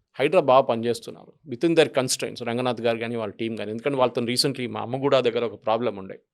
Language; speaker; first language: Telugu; non-native, local second language; Malayalam